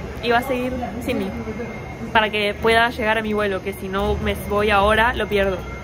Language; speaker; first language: Spanish; native; Spanish